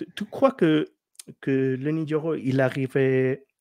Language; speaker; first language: French; non-native, learner; Spanish